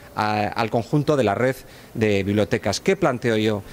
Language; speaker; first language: Spanish; native; Spanish